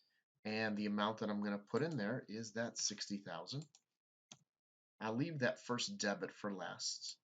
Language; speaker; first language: English; native; English